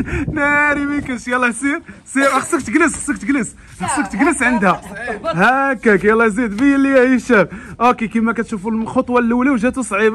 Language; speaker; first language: Arabic; native; Arabic